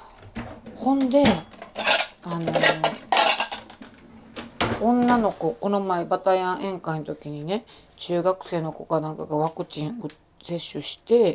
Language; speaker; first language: Japanese; native; Japanese